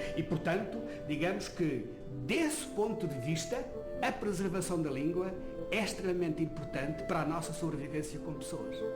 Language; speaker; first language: Portuguese; non-native, local second language; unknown